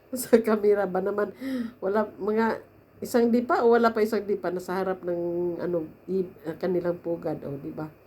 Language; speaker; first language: Filipino; native; Filipino